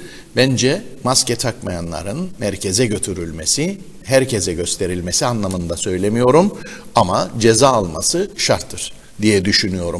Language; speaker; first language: Turkish; native; Turkish